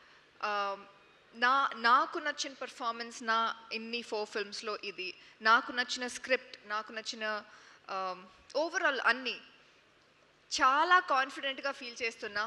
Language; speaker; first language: Telugu; non-native, learner; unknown